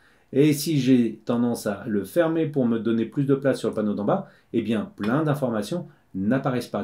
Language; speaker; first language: French; native; French